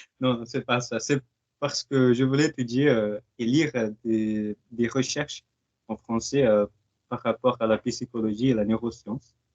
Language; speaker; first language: French; non-native, fluent; Portuguese